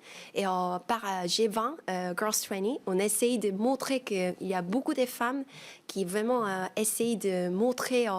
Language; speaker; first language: French; non-native, fluent; Korean